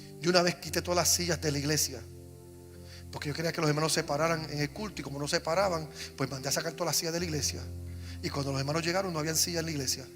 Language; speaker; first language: Spanish; early bilingual, heritage; English